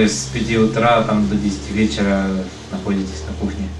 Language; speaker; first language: Russian; native; Russian